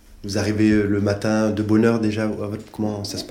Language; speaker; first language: French; native; French